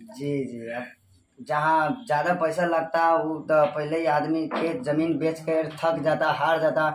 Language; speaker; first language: Bhojpuri; non-native, local second language; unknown